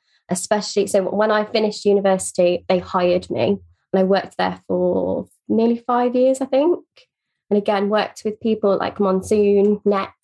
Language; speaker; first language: English; native; English